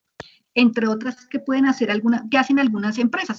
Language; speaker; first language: Spanish; native; Spanish